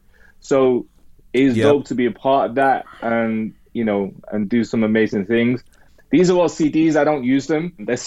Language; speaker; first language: English; native; English